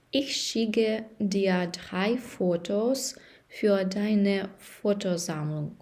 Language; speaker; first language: German; non-native, fluent; Ukrainian